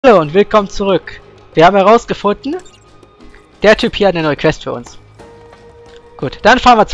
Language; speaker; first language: German; native; German